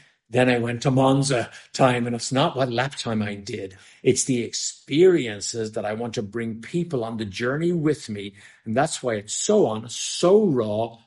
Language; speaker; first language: English; native; English